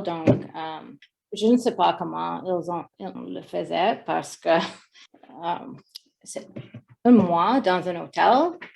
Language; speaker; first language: French; non-native, learner; English